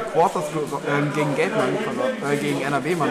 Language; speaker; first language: German; native; German